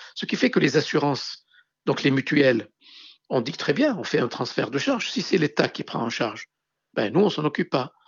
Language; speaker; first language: French; non-native, local second language; Arabic